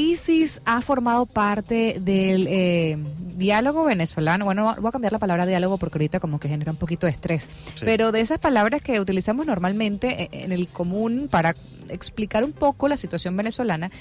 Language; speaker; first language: Spanish; native; Spanish